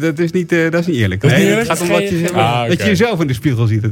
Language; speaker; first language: Dutch; native; Dutch